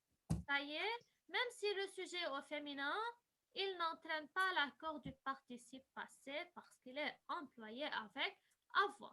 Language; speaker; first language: French; non-native, local second language; Arabic